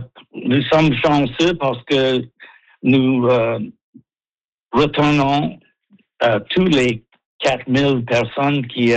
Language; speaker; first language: French; non-native, local second language; English